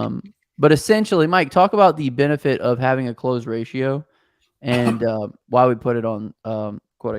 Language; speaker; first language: English; native; English